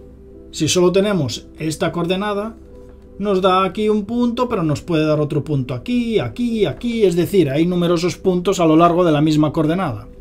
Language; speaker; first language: Spanish; native; Spanish